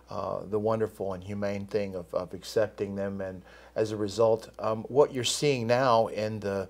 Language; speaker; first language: English; native; English